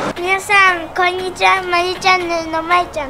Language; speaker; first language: Japanese; early bilingual, heritage; Japanese